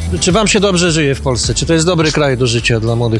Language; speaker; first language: Polish; native; Polish